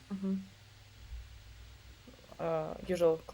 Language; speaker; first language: English; non-native, learner; Russian